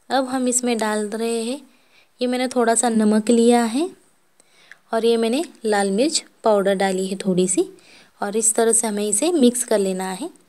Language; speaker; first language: Hindi; non-native, local second language; Marathi